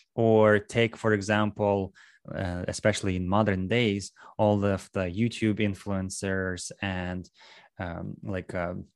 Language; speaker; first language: English; non-native, fluent; Russian